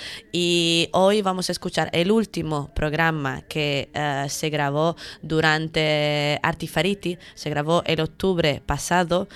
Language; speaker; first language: Spanish; native; Spanish